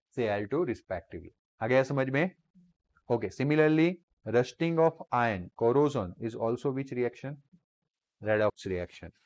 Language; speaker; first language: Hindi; non-native, local second language; Gujarati